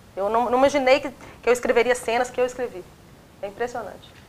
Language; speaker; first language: Portuguese; native; Portuguese